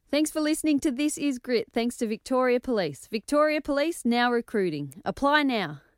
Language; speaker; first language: English; native; English